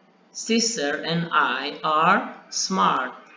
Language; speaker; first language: English; non-native, learner; Indonesian